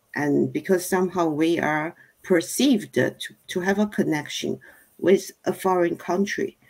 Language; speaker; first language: English; non-native, fluent; Chinese